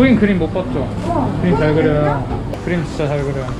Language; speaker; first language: Korean; native; Korean